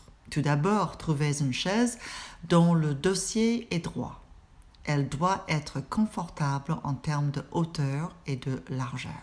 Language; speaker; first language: French; non-native, fluent; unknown